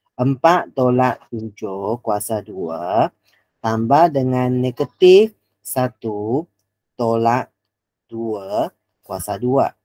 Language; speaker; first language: Malay; non-native, local second language; Chinese